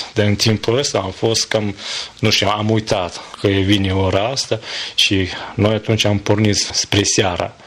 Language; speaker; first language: Romanian; non-native, learner; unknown